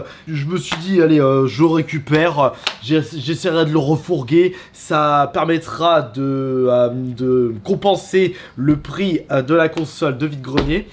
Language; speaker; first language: French; native; French